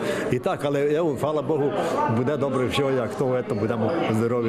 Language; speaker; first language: Ukrainian; early bilingual, heritage; Ukrainian